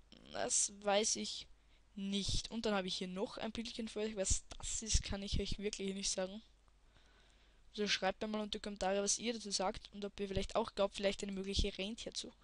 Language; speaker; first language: German; native; German